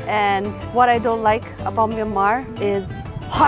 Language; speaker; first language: English; non-native, learner; Thai